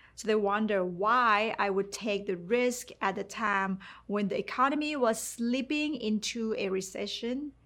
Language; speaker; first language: English; non-native, fluent; Thai